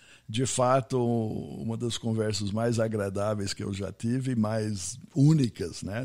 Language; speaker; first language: Portuguese; non-native, fluent; English